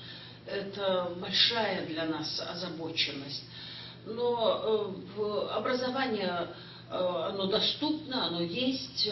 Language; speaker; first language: Russian; non-native, local second language; Kyrgyz